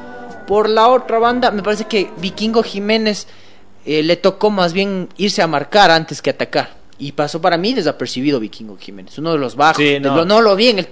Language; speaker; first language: Spanish; native; Spanish